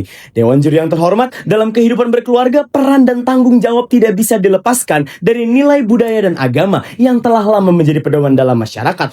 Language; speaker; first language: Indonesian; native; Indonesian